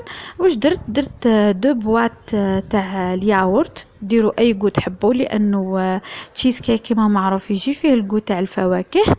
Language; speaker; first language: Arabic; native; Arabic